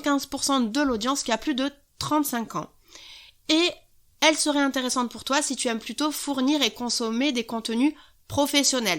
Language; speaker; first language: French; native; French